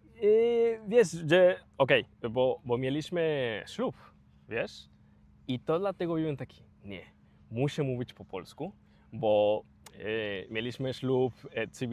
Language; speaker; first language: Polish; non-native, learner; Spanish